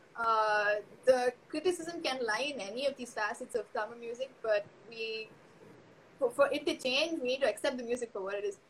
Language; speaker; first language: English; non-native, local second language; Tamil